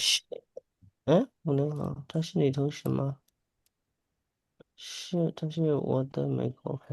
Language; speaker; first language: Chinese; non-native, learner; Burmese